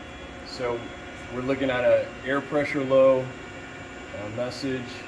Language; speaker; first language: English; native; English